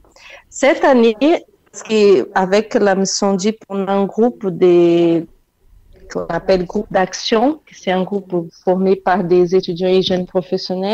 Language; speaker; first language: French; non-native, fluent; Portuguese